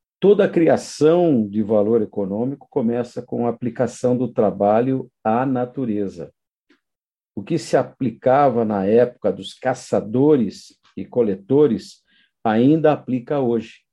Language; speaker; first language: Portuguese; native; Portuguese